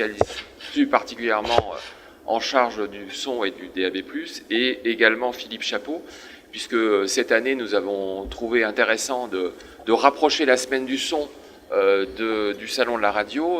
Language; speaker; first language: French; native; French